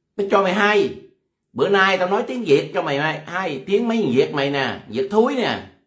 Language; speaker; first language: Vietnamese; non-native, local second language; Khmer